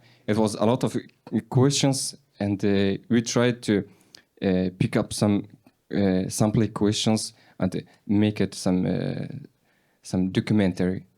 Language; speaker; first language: English; non-native, learner; Persian